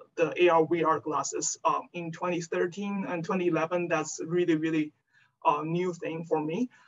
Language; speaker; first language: English; non-native, fluent; Chinese